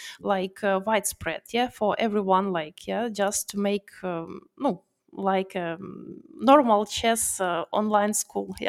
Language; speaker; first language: English; non-native, learner; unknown